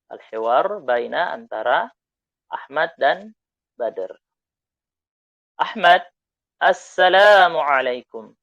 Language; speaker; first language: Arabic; non-native, fluent; Indonesian